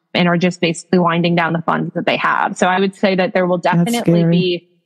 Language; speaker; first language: English; native; English